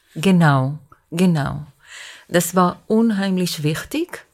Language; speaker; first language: German; non-native, fluent; Hebrew